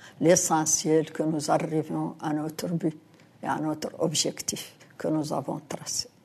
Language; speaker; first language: French; non-native, local second language; Arabic